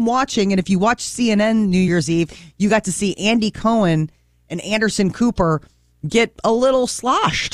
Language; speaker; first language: English; native; English